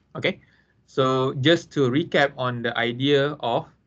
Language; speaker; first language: English; non-native, local second language; Malay